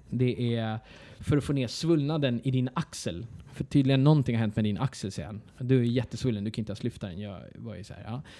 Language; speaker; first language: Swedish; early bilingual, other home language; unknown